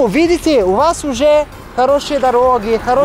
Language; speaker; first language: Russian; non-native, learner; Italian